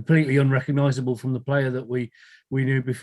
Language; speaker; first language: English; native; English